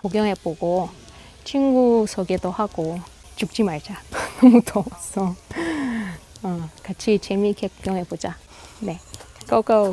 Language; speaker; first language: Korean; non-native, fluent; Russian